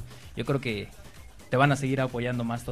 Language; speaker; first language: Spanish; native; Spanish